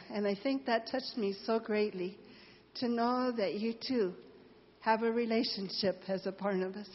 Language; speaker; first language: English; native; English